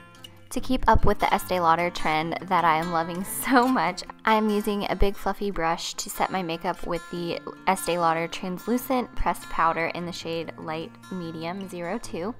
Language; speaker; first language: English; native; English